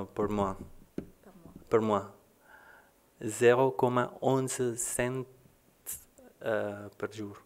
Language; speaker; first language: French; non-native, learner; Spanish